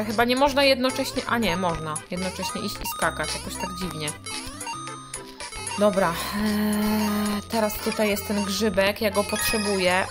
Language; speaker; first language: Polish; native; Polish